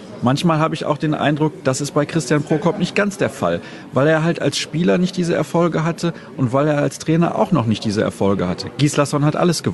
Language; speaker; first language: German; native; German